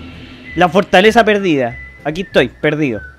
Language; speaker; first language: Spanish; native; Spanish